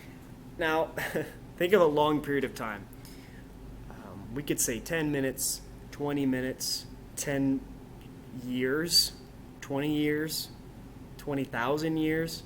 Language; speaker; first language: English; native; English